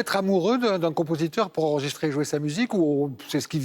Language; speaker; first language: French; native; French